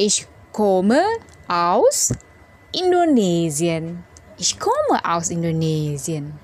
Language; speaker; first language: German; non-native, fluent; Indonesian